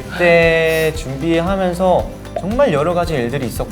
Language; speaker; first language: Korean; native; Korean